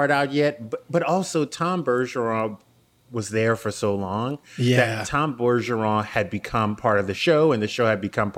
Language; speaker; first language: English; native; English